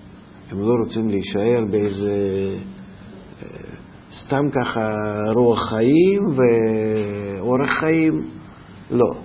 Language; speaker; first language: Hebrew; non-native, fluent; Russian